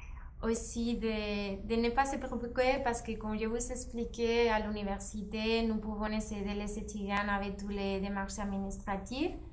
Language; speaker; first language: French; non-native, fluent; Spanish